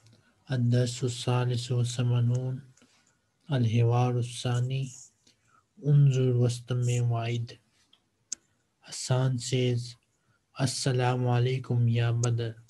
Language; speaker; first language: Arabic; non-native, fluent; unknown